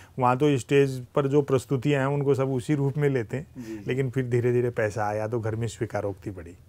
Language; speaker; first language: Hindi; native; Hindi